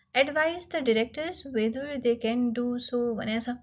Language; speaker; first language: English; non-native, local second language; Nepali